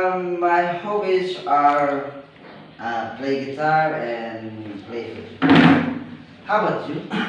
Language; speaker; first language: English; non-native, learner; Indonesian